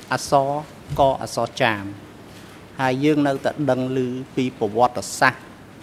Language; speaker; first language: Khmer; non-native, local second language; Western Cham